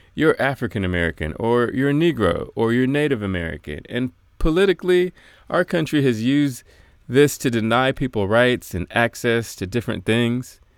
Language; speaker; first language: English; native; English